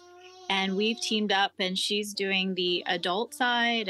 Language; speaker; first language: English; native; English